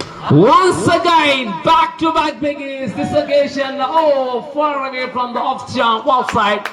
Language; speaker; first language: English; non-native, local second language; Malayalam